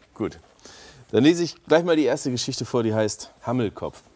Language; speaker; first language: German; native; German